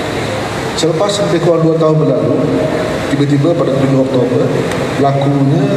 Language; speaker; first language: Malay; native; Malay